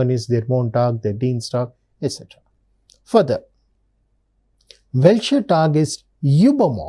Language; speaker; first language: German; non-native, fluent; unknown